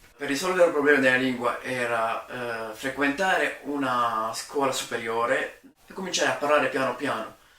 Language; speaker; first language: Italian; non-native, fluent; Arabic